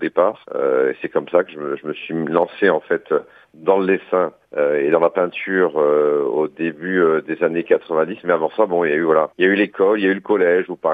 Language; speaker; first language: French; native; French